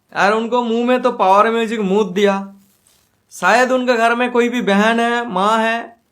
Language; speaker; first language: Hindi; non-native, local second language; Bangla